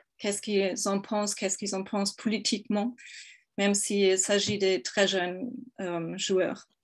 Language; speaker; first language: French; non-native, fluent; German